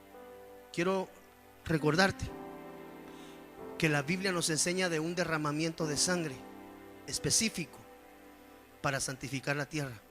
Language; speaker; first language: Spanish; native; Spanish